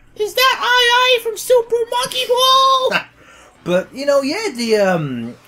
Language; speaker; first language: English; native; English